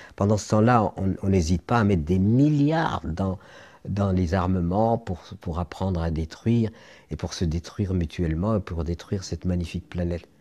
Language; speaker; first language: French; non-native, local second language; Arabic